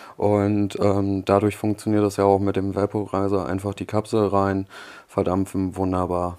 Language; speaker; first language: German; early bilingual, other home language; Polish